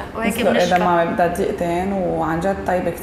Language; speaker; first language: Arabic; native; Arabic